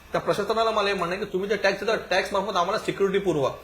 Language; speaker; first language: Marathi; native; Marathi